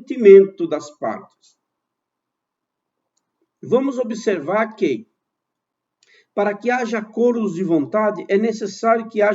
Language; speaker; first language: Portuguese; native; Portuguese